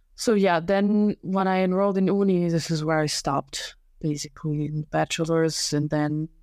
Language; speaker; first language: English; non-native, fluent; Serbian